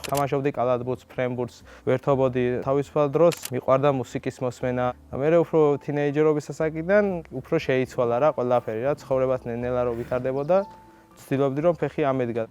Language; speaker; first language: Georgian; native; Georgian